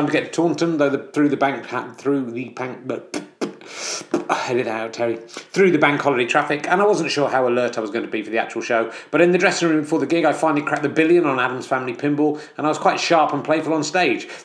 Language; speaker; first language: English; native; English